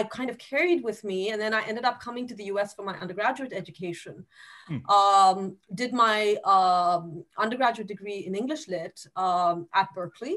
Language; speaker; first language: English; non-native, local second language; Tamil